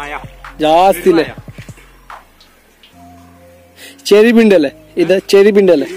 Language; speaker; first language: Malayalam; non-native, learner; Hindi